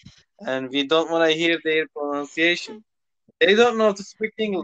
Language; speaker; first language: English; non-native, local second language; Turkish